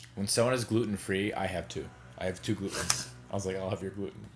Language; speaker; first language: English; native; English